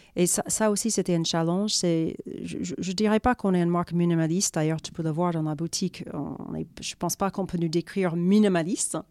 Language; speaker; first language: French; non-native, fluent; English